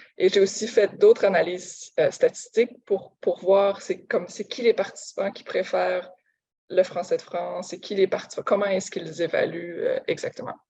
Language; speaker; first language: French; native; French